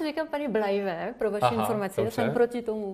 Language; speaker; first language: Czech; non-native, fluent; French